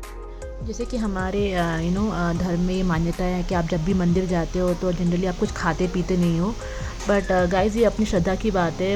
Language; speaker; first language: Hindi; native; Hindi